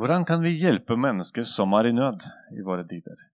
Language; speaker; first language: Norwegian; non-native, fluent; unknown